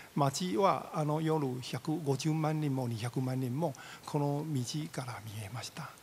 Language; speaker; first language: Japanese; non-native, fluent; Chinese